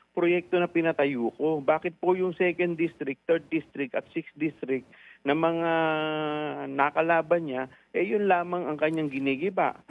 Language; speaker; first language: Filipino; native; Filipino